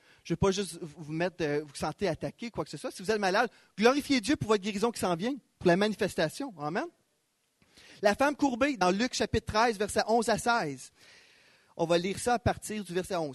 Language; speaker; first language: French; native; French